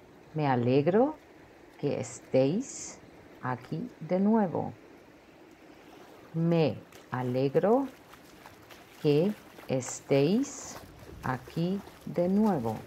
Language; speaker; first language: Spanish; non-native, fluent; German